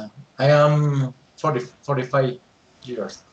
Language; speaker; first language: English; non-native, learner; Spanish